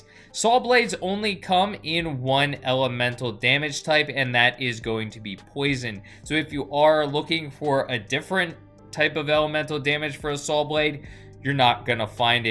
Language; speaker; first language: English; native; English